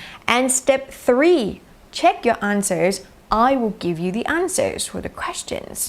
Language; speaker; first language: English; non-native, fluent; Thai